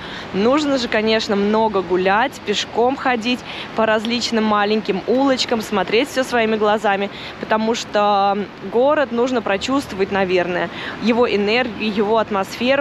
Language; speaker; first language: Russian; native; Russian